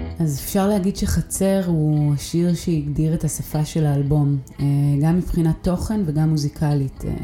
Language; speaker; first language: Hebrew; early bilingual, other home language; English